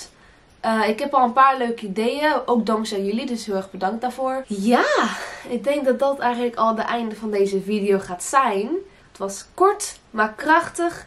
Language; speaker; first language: Dutch; early bilingual, other home language; Portuguese